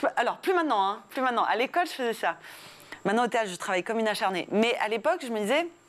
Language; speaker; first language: French; early bilingual, other home language; English